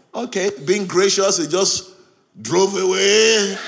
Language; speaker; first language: English; non-native, local second language; Yoruba